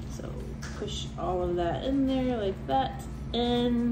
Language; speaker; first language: English; native; English